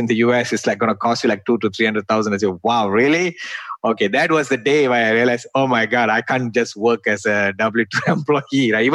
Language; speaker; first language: English; non-native, local second language; Tamil